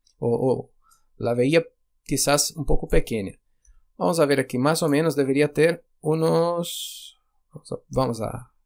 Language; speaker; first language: Spanish; non-native, fluent; Portuguese